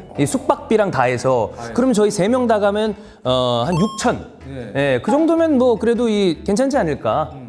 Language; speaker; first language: Korean; native; Korean